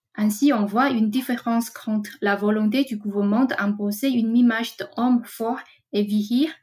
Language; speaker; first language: French; non-native, fluent; Chinese